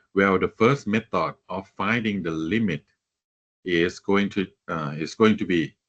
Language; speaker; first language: English; non-native, fluent; Thai